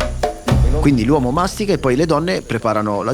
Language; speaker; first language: Italian; native; Italian